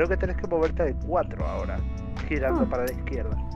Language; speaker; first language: Spanish; native; Spanish